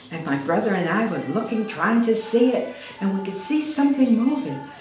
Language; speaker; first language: English; native; English